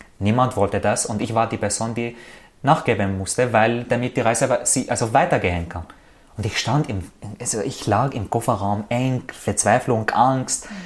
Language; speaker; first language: German; non-native, fluent; Arabic